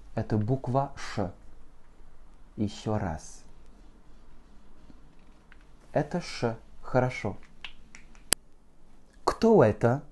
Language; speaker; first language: Russian; non-native, fluent; French